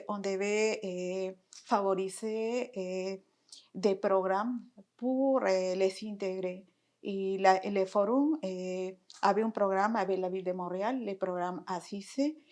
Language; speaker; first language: French; non-native, fluent; Spanish